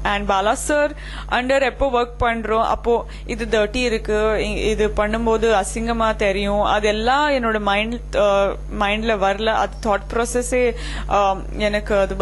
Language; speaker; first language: Tamil; non-native, fluent; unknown